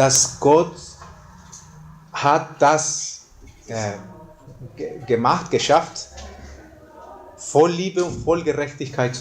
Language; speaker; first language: German; non-native, fluent; Spanish